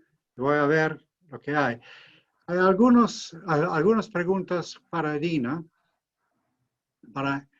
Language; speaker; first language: Spanish; non-native, fluent; English